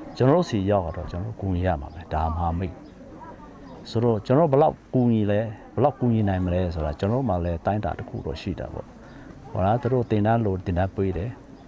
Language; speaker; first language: Burmese; non-native, local second language; Shwe Palaung